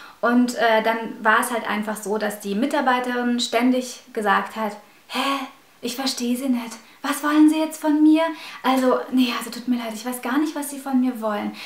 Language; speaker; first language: German; early bilingual, other home language; Russian